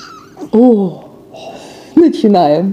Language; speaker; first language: Russian; native; Russian